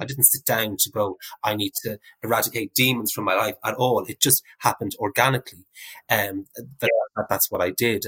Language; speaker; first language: English; native; English